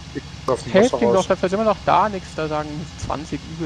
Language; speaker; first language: German; native; German